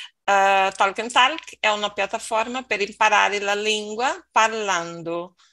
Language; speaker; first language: Italian; non-native, learner; Portuguese